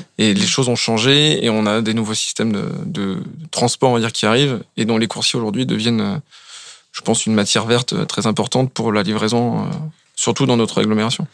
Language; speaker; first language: French; native; French